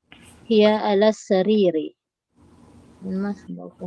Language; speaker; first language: Arabic; non-native, learner; Filipino